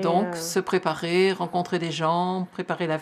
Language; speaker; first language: French; native; French